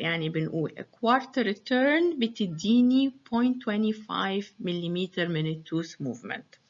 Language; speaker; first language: Arabic; native; Arabic